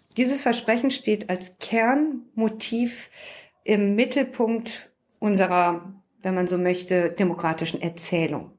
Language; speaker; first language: German; early bilingual, other home language; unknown